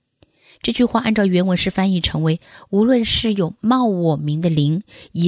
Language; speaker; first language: Chinese; native; Chinese